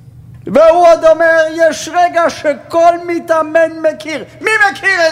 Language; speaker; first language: Hebrew; native; Hebrew